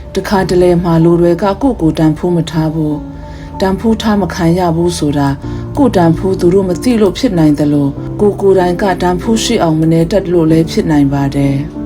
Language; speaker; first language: Burmese; non-native, local second language; Hakha Chin